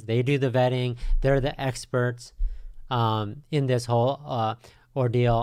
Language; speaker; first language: English; native; English